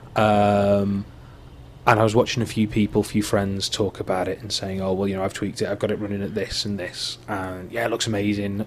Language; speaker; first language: English; native; English